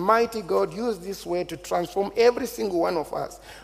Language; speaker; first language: English; non-native, local second language; Shona